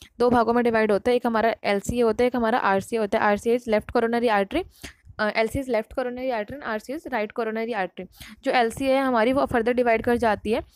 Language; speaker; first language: Hindi; native; Hindi